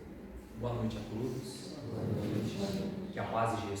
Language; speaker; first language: Portuguese; native; Portuguese